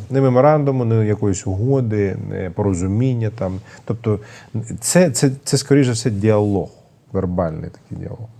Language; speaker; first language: Ukrainian; non-native, local second language; Russian